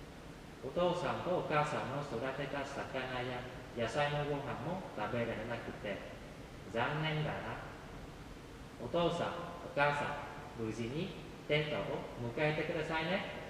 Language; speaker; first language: Japanese; non-native, fluent; Vietnamese